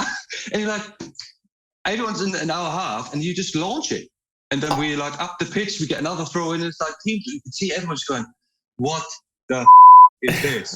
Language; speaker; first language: English; non-native, fluent; German